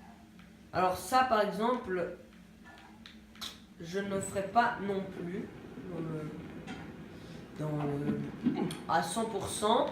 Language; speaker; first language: French; native; French